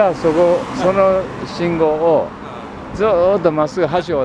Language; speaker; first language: Japanese; native; Japanese